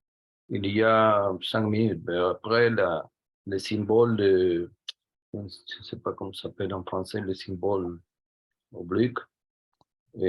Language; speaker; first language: French; non-native, learner; Spanish